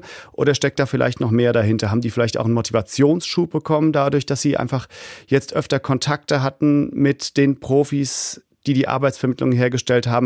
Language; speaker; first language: German; native; German